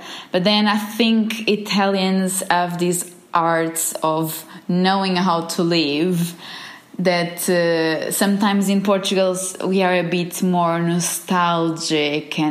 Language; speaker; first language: English; non-native, fluent; Portuguese